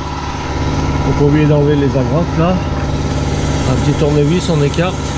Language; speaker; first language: French; native; French